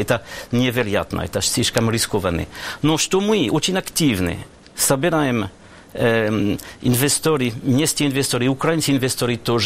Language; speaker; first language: Russian; non-native, learner; French